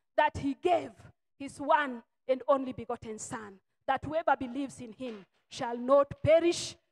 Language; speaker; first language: English; non-native, local second language; Swahili